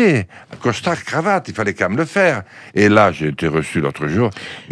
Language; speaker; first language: French; native; French